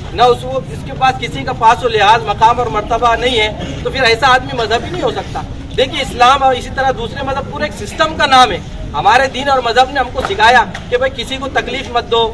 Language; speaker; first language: Urdu; native; Urdu